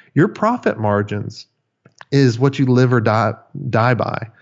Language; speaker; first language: English; native; English